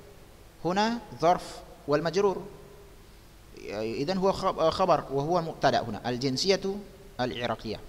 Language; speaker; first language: Arabic; non-native, fluent; Indonesian